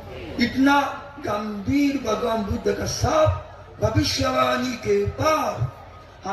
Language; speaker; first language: Hindi; non-native, learner; Japanese